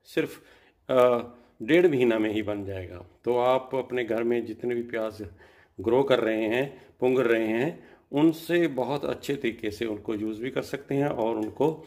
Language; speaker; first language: Hindi; non-native, local second language; Punjabi